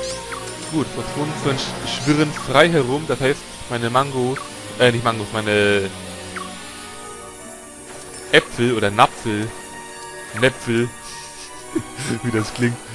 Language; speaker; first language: German; native; German